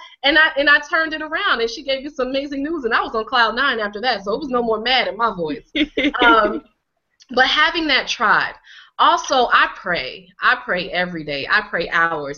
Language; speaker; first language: English; native; English